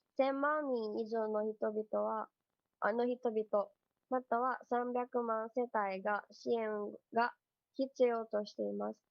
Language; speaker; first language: Japanese; non-native, learner; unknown